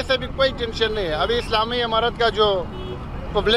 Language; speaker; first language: Hindi; non-native, fluent; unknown